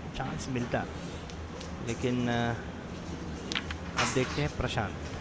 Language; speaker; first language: Hindi; non-native, local second language; Marathi